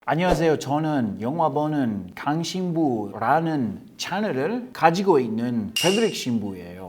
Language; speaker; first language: Korean; non-native, learner; English